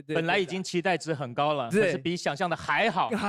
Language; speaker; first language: Chinese; native; Chinese